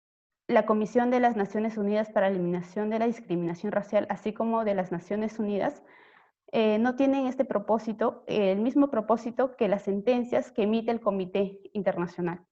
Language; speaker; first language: Spanish; native; Spanish